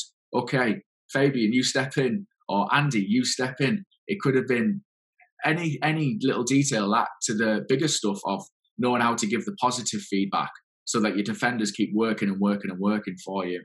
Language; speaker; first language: English; native; English